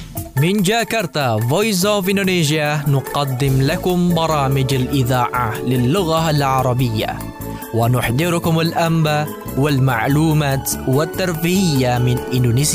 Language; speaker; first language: Arabic; non-native, fluent; Indonesian